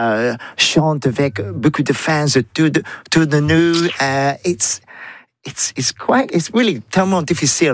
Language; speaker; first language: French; non-native, learner; English